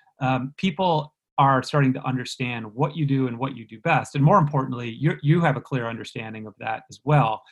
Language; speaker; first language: English; native; English